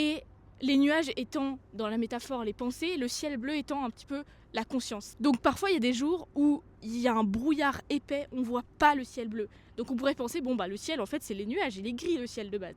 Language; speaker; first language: French; native; French